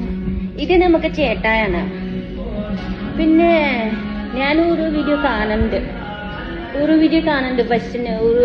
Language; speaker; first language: Malayalam; non-native, learner; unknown